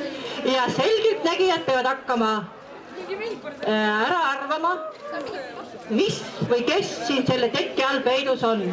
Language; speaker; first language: Estonian; native; Estonian